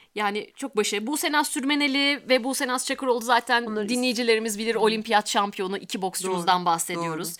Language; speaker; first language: Turkish; native; Turkish